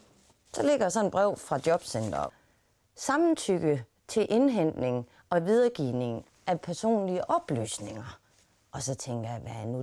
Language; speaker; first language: Danish; native; Danish